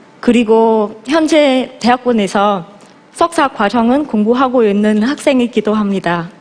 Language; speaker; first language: Korean; non-native, fluent; Vietnamese